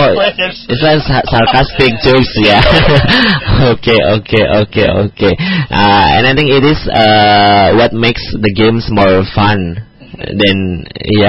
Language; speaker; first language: English; non-native, learner; Indonesian